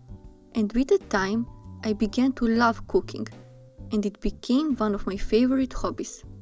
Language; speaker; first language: English; non-native, fluent; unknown